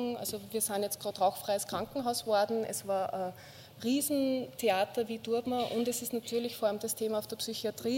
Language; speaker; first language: German; native; German